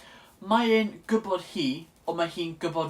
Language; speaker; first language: Welsh; non-native, local second language; English